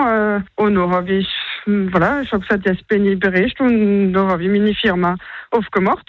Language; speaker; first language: German; non-native, local second language; French